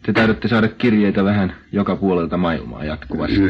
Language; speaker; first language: Finnish; native; Finnish